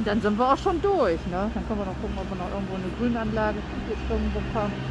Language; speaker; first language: German; native; German